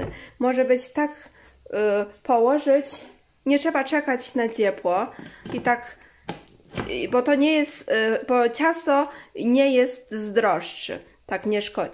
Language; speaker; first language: Polish; non-native, learner; Chinese